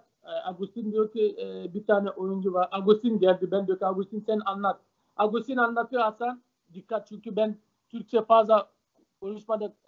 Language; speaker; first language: Turkish; non-native, learner; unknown